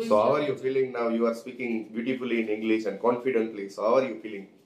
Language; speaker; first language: English; non-native, fluent; Gujarati